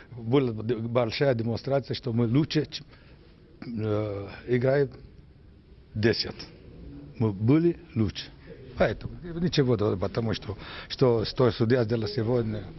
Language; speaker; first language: Russian; non-native, learner; Romanian